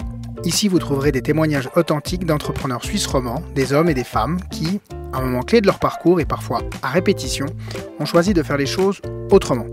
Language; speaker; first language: French; native; French